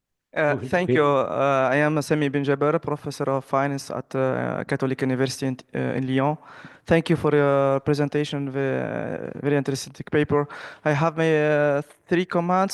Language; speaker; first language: English; non-native, fluent; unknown